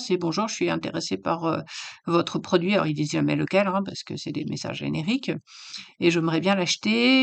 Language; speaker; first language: French; native; French